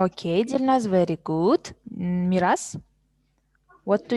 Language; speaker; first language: English; non-native, fluent; Kazakh